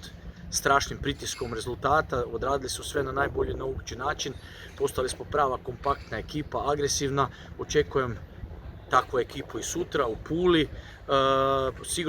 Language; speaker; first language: Croatian; native; Croatian